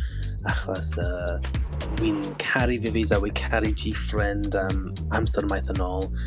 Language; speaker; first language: Welsh; non-native, learner; English